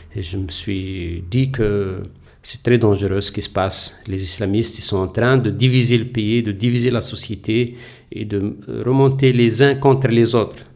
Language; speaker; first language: French; non-native, local second language; Kabyle